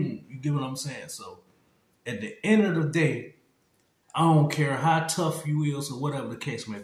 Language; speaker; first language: English; native; English